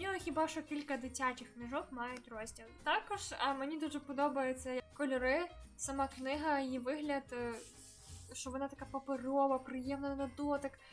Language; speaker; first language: Ukrainian; native; Ukrainian